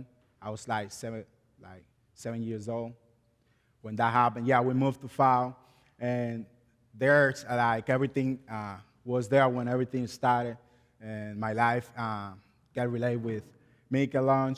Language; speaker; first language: English; non-native, learner; Spanish